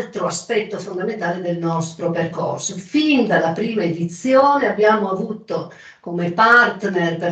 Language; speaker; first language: Italian; native; Italian